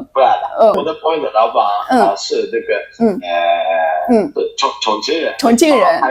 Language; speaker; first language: Chinese; non-native, fluent; Japanese